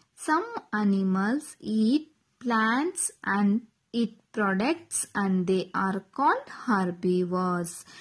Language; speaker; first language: English; non-native, local second language; Kannada